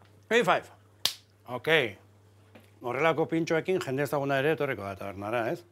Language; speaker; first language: Basque; native; Basque